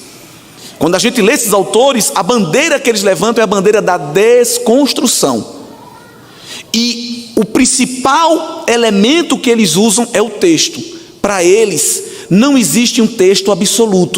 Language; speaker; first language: Portuguese; native; Portuguese